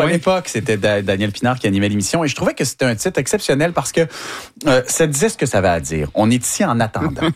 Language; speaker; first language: French; native; French